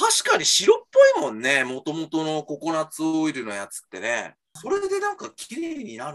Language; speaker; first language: Japanese; native; Japanese